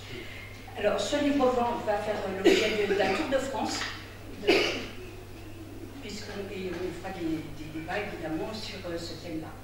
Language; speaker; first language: French; native; French